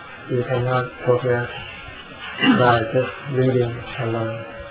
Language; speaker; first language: English; non-native, fluent; Thai